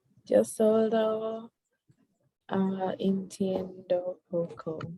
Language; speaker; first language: Spanish; non-native, learner; English